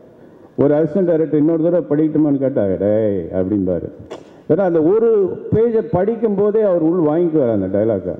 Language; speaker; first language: Tamil; native; Tamil